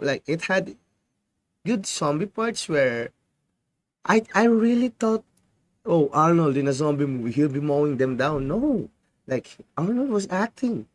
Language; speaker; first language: English; non-native, fluent; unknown